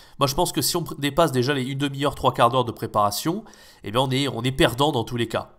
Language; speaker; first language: French; native; French